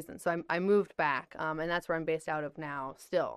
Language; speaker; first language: English; native; English